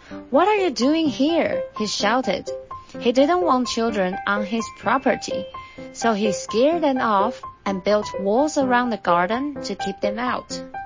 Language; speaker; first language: English; non-native, fluent; Chinese